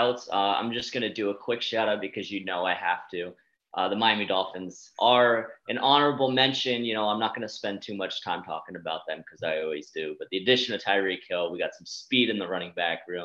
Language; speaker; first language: English; native; English